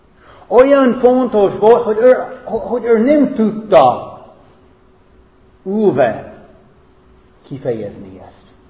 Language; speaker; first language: Hungarian; non-native, fluent; English